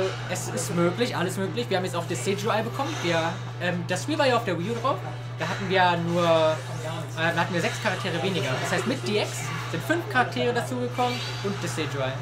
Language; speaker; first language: German; native; German